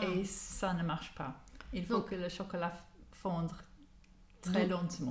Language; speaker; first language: French; non-native, learner; English